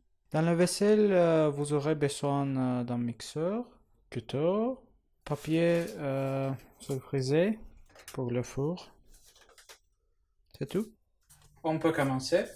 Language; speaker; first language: French; non-native, learner; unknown